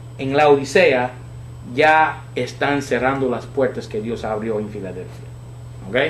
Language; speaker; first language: Spanish; non-native, fluent; English